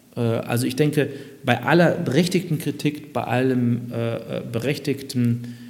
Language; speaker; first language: German; native; German